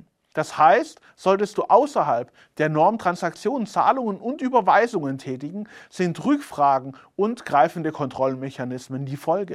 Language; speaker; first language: German; native; German